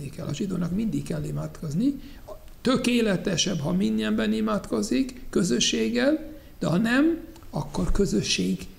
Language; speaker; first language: Hungarian; non-native, fluent; English